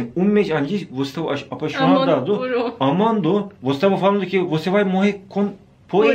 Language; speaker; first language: Portuguese; non-native, learner; Turkish